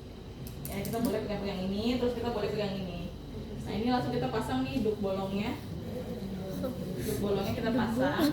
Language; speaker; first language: Indonesian; native; Indonesian